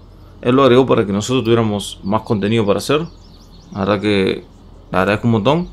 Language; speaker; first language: Spanish; native; Spanish